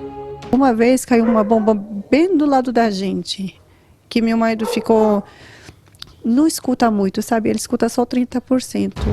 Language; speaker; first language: Portuguese; non-native, learner; Arabic